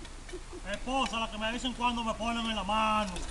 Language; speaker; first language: Spanish; native; Spanish